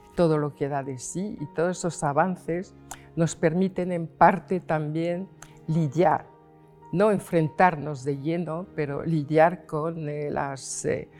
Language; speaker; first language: Spanish; non-native, fluent; French